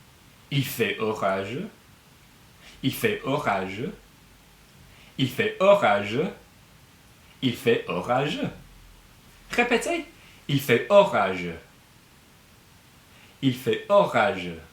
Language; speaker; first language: French; non-native, fluent; English